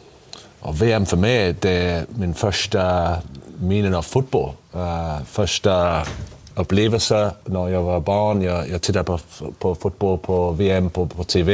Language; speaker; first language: Swedish; non-native, learner; English